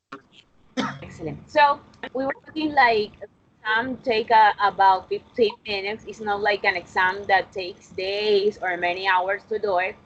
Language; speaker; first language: English; non-native, fluent; Spanish